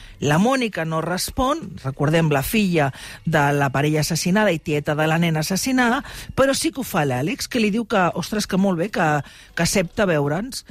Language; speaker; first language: Catalan; native; Catalan